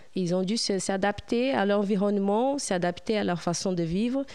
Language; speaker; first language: French; non-native, fluent; Portuguese